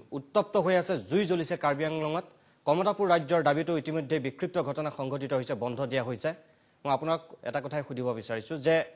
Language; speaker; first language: Assamese; native; Assamese